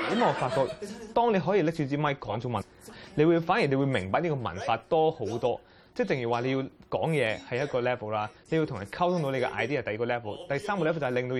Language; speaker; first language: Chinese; non-native, local second language; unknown